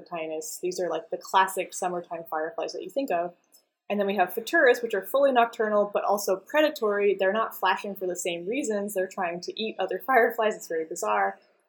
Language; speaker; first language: English; native; English